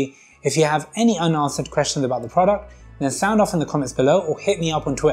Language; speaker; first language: English; native; English